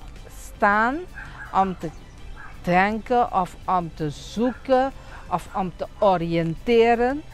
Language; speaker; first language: Dutch; non-native, local second language; Papiamento